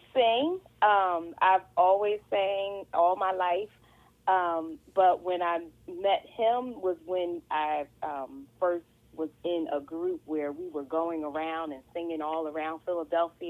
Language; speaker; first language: English; native; English